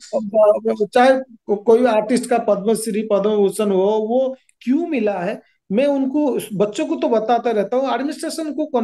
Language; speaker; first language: Hindi; non-native, local second language; Odia